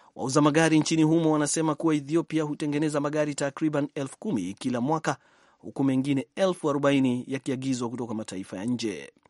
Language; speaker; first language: Swahili; non-native, local second language; Kikuyu